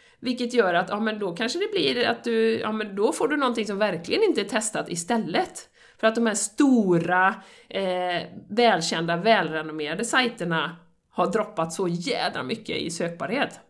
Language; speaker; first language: Swedish; native; Swedish